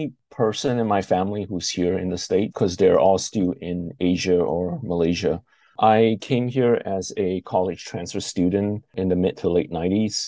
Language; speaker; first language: English; non-native, local second language; Chinese